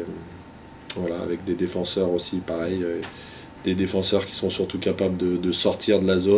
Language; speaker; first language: French; native; French